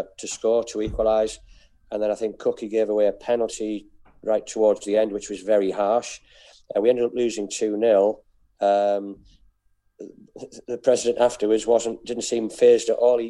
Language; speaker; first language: English; native; English